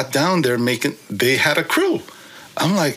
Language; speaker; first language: English; early bilingual, other home language; Korean